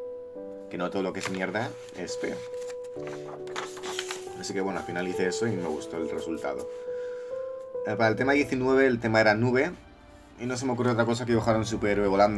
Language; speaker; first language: Spanish; native; Spanish